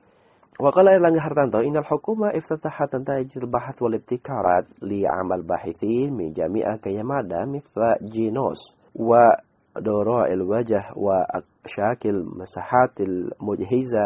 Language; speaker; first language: Arabic; non-native, fluent; Indonesian